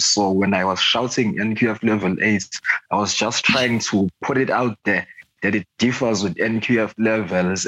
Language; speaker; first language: English; non-native, local second language; Zulu